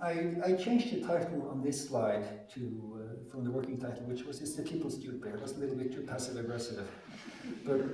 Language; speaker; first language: English; non-native, fluent; Norwegian